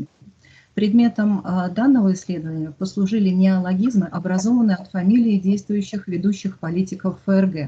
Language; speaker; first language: Russian; native; Russian